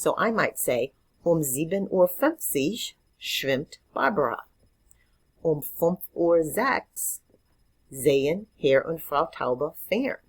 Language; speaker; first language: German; non-native, fluent; English